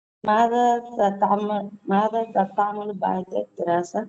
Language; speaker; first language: Arabic; non-native, learner; Tamil